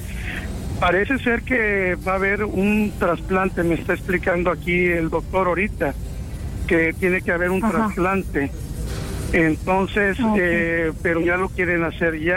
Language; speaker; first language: Spanish; native; Spanish